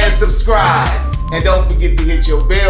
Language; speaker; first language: English; native; English